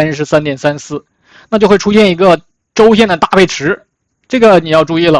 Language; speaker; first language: Chinese; native; Chinese